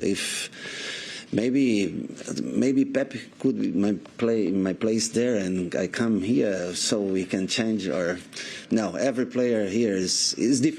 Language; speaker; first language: English; non-native, learner; Portuguese